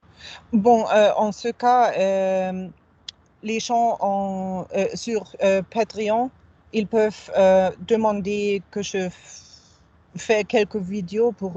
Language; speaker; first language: French; non-native, fluent; German